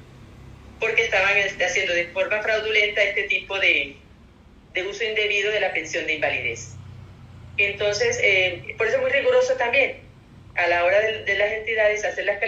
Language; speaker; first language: Spanish; native; Spanish